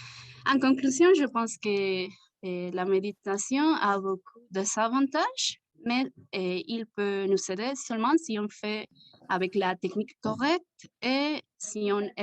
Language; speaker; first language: French; non-native, learner; Spanish